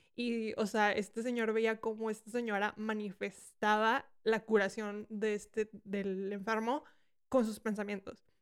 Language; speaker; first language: Spanish; early bilingual, heritage; Spanish